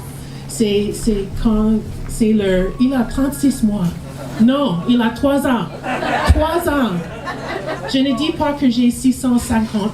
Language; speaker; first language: French; non-native, learner; English